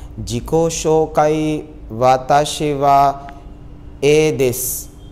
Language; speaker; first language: Japanese; non-native, fluent; Hindi